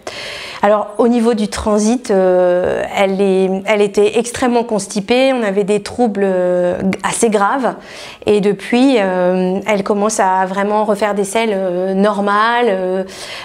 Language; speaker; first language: French; native; French